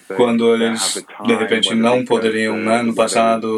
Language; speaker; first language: Portuguese; non-native, fluent; English